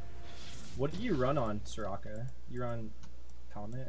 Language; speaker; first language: English; native; English